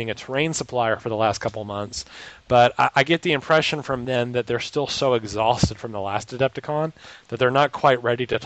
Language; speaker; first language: English; native; English